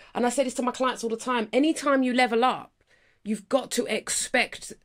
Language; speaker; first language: English; native; English